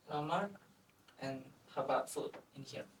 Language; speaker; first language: English; non-native, fluent; Indonesian